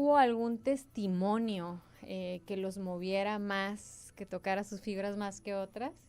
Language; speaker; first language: Spanish; native; Spanish